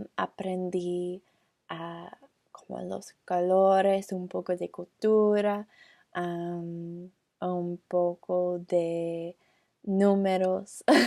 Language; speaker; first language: Spanish; non-native, learner; English